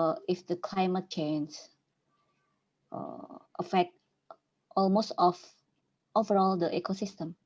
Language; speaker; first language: English; non-native, learner; Indonesian